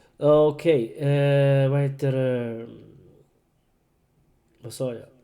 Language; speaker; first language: Swedish; non-native, learner; Urdu